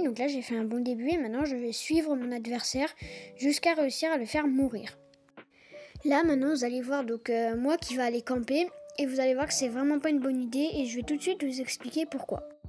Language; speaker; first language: French; native; French